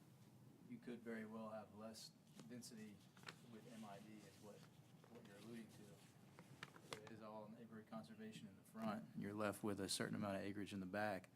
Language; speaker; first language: English; native; English